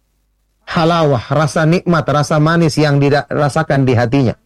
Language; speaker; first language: Indonesian; native; Indonesian